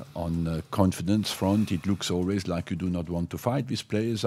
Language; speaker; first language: English; non-native, fluent; French